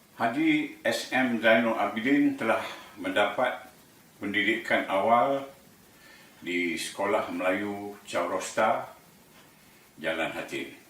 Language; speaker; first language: Malay; native; Malay